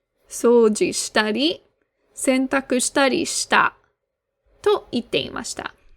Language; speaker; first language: Japanese; non-native, fluent; English